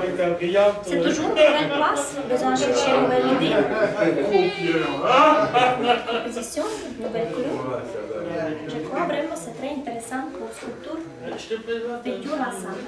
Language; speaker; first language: French; non-native, learner; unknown